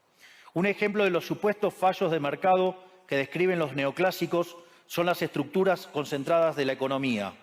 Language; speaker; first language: Spanish; native; Spanish